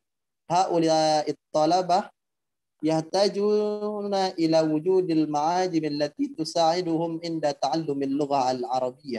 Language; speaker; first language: Arabic; non-native, learner; Indonesian